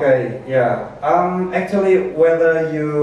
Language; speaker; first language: English; non-native, learner; Indonesian